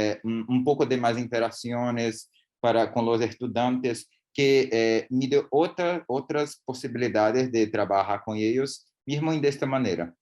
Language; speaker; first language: Spanish; non-native, learner; Portuguese